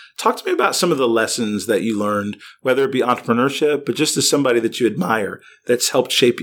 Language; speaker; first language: English; native; English